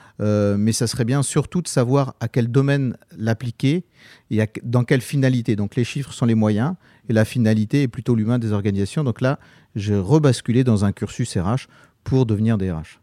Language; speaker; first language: French; native; French